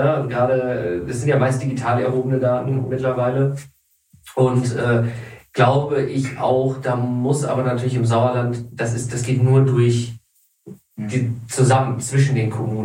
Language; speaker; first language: German; native; German